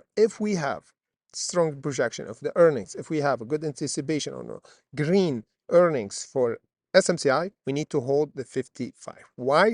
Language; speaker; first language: English; non-native, fluent; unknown